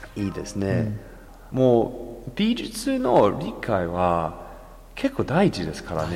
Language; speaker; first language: Japanese; non-native, fluent; English